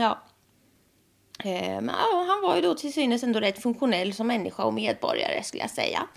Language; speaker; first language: Swedish; native; Swedish